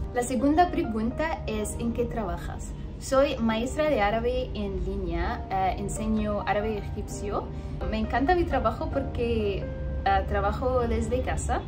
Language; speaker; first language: Spanish; non-native, learner; Arabic